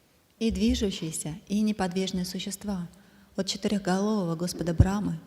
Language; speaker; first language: Russian; native; Russian